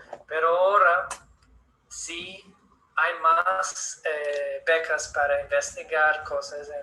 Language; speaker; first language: Spanish; non-native, learner; English